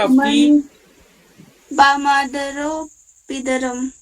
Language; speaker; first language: Persian; non-native, learner; Urdu